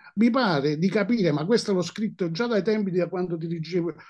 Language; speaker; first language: Italian; native; Italian